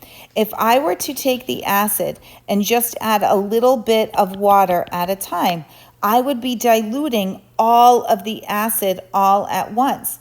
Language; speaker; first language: English; native; English